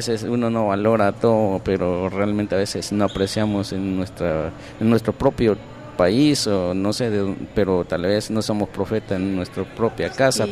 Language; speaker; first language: Spanish; non-native, local second language; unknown